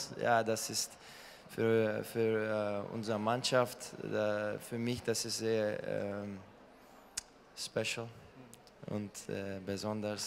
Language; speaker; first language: German; non-native, learner; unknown